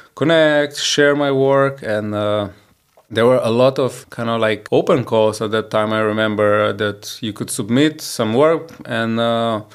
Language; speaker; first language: English; non-native, fluent; Slovenian